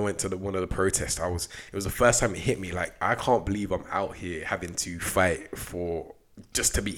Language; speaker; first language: English; native; English